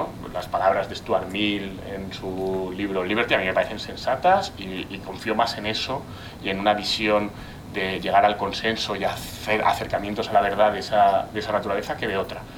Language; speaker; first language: Spanish; native; Spanish